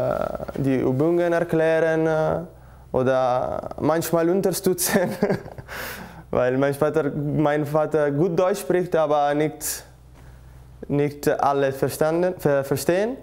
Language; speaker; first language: German; non-native, learner; Italian